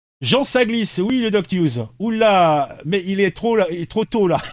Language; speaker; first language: French; native; French